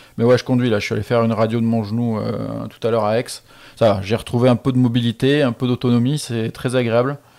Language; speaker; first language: French; native; French